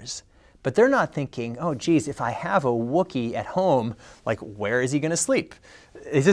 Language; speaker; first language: English; native; English